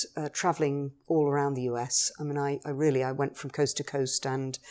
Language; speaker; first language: English; native; English